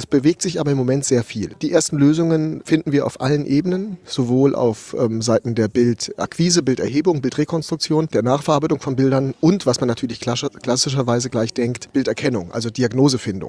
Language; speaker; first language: German; native; German